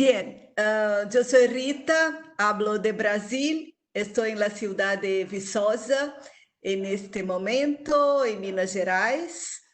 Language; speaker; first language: Spanish; non-native, local second language; Portuguese